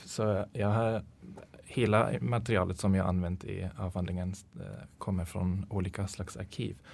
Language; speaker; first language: Swedish; non-native, fluent; German